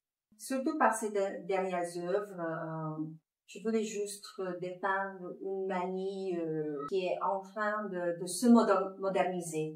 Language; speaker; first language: French; non-native, fluent; Filipino